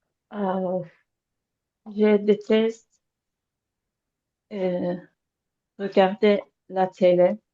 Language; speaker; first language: French; non-native, learner; Azerbaijani